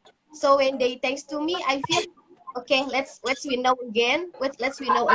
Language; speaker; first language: English; non-native, learner; Indonesian